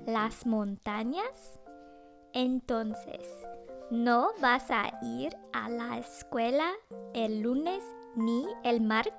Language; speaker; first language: Spanish; non-native, learner; English